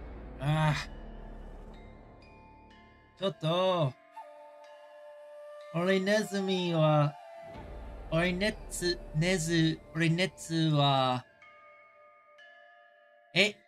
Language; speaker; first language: Japanese; non-native, learner; English